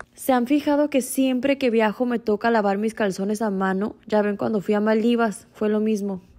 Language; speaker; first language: Spanish; early bilingual, heritage; Spanish